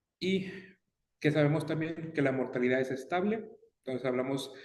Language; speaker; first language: Spanish; native; Spanish